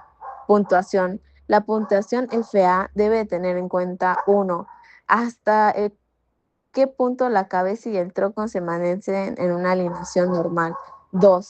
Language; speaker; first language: Spanish; native; Spanish